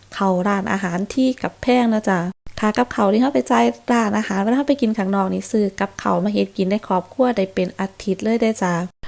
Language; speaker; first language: Thai; native; Thai